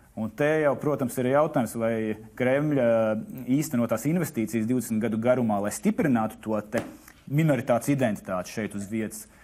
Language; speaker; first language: Latvian; native; Latvian